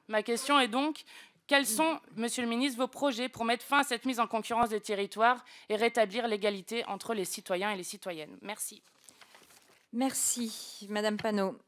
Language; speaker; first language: French; native; French